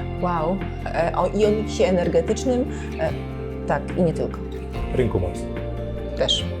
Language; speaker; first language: Polish; native; Polish